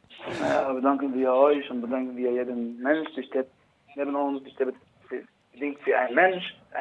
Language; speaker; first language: German; non-native, learner; Arabic